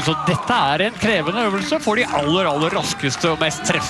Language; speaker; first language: Norwegian; native; Norwegian